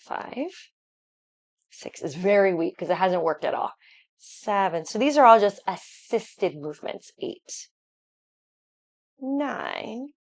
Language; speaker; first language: English; native; English